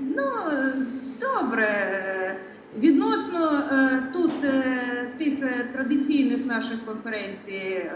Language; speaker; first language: Ukrainian; non-native, local second language; Russian